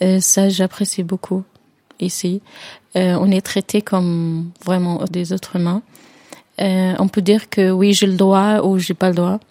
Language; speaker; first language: French; non-native, fluent; Arabic